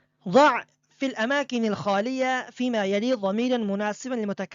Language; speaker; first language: Arabic; non-native, fluent; Persian